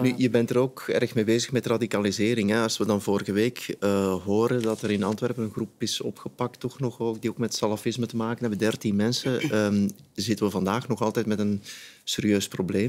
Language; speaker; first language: Dutch; native; Dutch